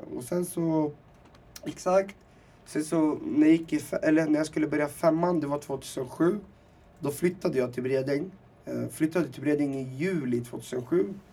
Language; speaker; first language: Swedish; early bilingual, other home language; Arabic